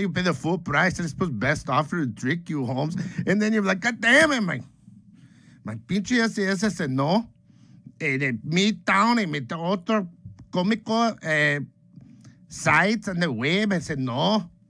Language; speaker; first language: English; native; English